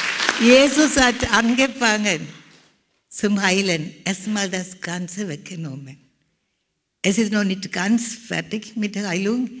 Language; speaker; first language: German; non-native, learner; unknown